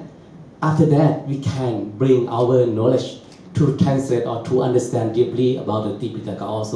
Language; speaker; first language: English; non-native, learner; Burmese